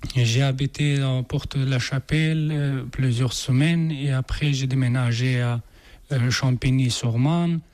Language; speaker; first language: French; non-native, learner; Persian